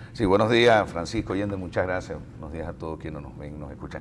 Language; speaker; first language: Spanish; native; Spanish